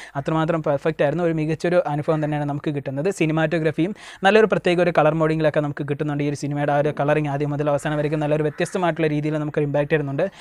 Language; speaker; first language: Malayalam; native; Malayalam